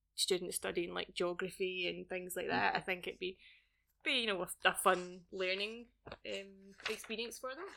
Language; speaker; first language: English; native; English